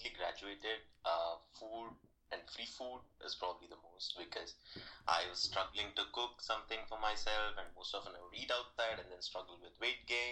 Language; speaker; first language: English; non-native, local second language; Telugu